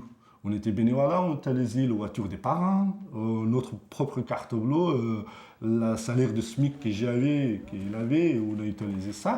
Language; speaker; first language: French; non-native, fluent; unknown